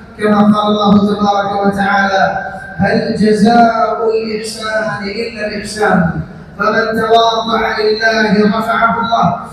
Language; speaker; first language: Arabic; non-native, fluent; Bangla